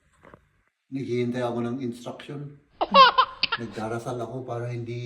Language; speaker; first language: Filipino; native; Filipino